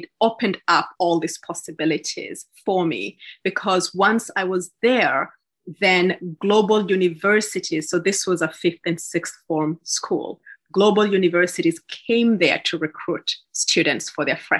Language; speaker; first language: English; non-native, local second language; Gusii